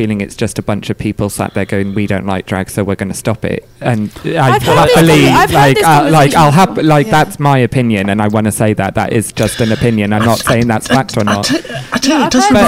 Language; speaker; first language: English; native; English